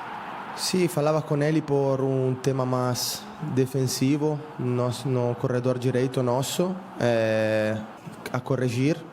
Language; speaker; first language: Portuguese; non-native, fluent; Spanish